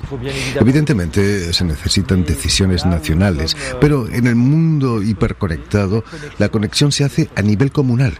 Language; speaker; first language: Spanish; native; Spanish